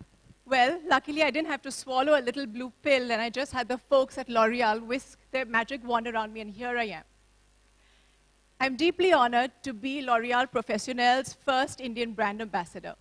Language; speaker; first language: English; non-native, local second language; Hindi